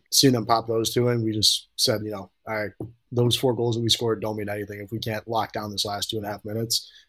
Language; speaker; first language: English; native; English